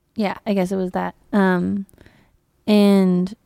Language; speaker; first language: English; native; English